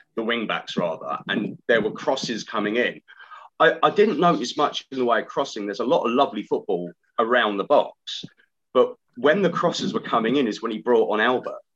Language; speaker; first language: English; native; English